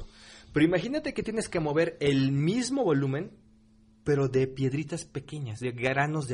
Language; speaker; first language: Spanish; native; Spanish